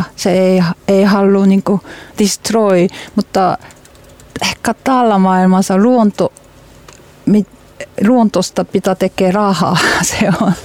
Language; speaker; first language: Finnish; non-native, learner; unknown